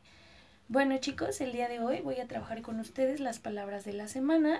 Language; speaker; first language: Spanish; native; Spanish